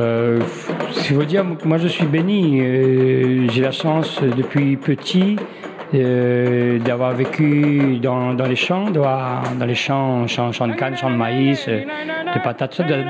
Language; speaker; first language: French; non-native, local second language; Réunion Creole French